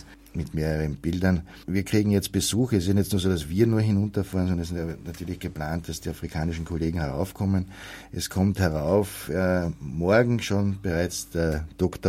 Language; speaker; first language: German; native; German